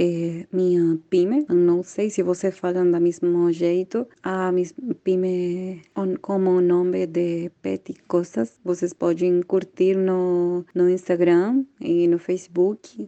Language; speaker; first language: Portuguese; non-native, fluent; Spanish